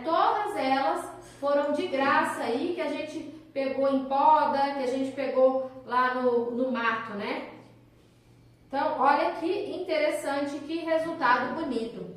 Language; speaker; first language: Portuguese; native; Portuguese